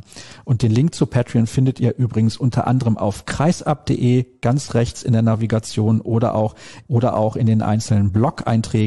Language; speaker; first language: German; native; German